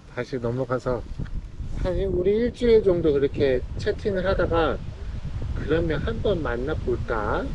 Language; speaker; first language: Korean; native; Korean